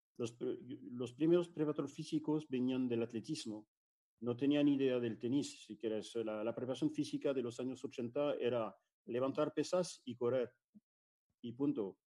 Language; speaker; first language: Spanish; non-native, fluent; French